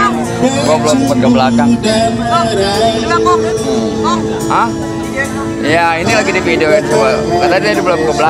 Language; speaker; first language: Indonesian; native; Indonesian